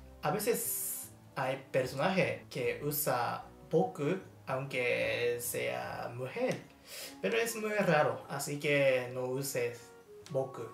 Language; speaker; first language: Spanish; non-native, learner; Japanese